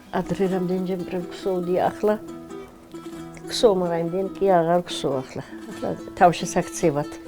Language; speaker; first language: Georgian; native; Georgian